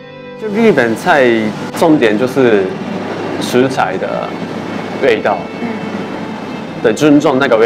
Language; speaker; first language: Chinese; non-native, fluent; Japanese